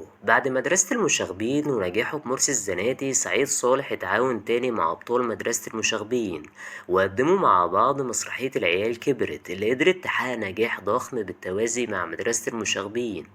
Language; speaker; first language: Arabic; native; Arabic